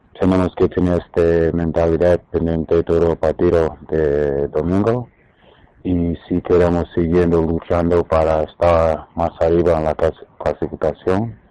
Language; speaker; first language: Spanish; non-native, learner; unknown